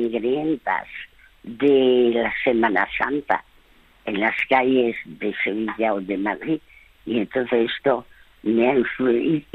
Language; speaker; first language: Spanish; non-native, fluent; French